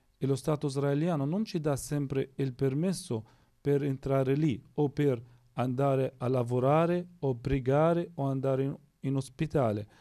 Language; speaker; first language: Italian; non-native, fluent; Arabic